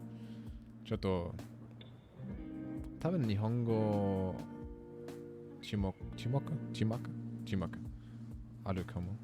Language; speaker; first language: Japanese; non-native, learner; German